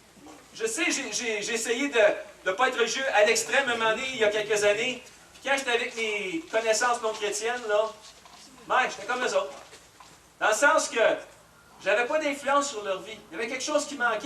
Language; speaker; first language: French; native; French